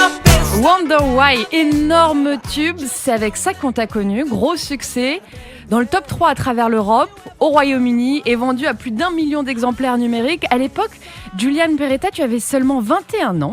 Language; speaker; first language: French; native; French